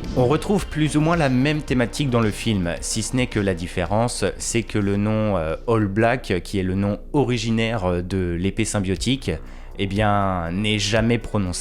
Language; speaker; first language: French; native; French